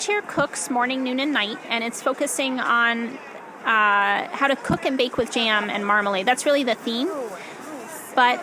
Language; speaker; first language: English; native; English